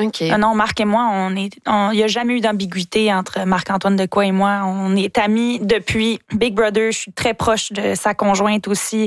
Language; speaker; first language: French; native; French